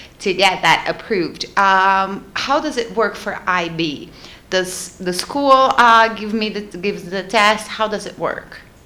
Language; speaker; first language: English; non-native, fluent; Portuguese